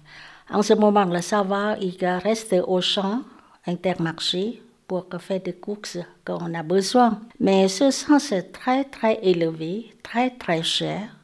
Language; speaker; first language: French; non-native, learner; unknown